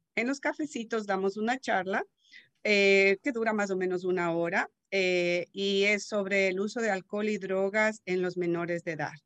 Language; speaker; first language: Spanish; native; Spanish